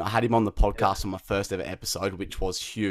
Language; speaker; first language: English; native; English